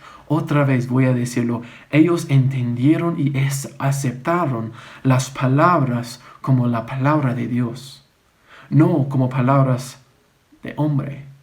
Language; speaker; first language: Spanish; non-native, fluent; English